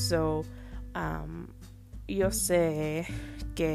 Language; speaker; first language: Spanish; non-native, learner; English